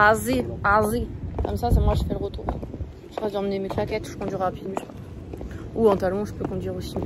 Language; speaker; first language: French; native; French